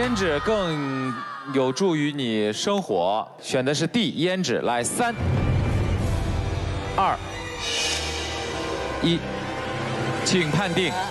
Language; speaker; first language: Chinese; native; Chinese